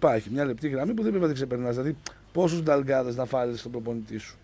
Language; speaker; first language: Greek; native; Greek